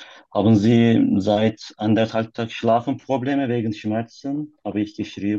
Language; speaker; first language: German; non-native, learner; Turkish